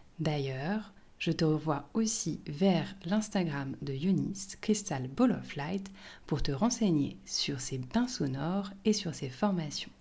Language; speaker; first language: French; native; French